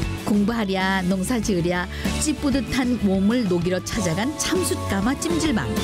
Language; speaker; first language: Korean; native; Korean